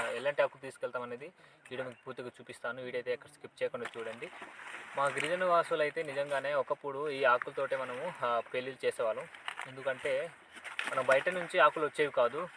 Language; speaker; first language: Telugu; native; Telugu